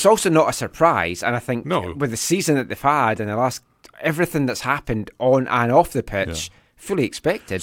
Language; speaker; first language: English; native; English